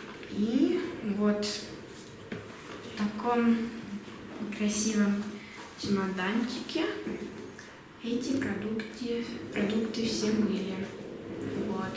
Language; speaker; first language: Russian; early bilingual, heritage; Russian